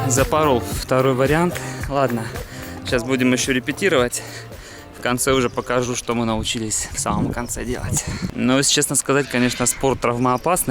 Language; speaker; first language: Russian; native; Russian